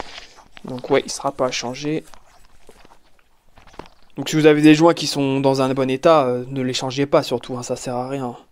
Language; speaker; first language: French; native; French